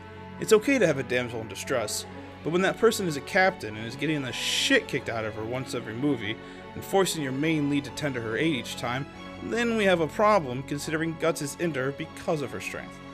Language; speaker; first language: English; native; English